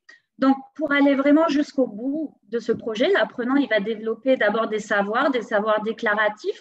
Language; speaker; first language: French; native; French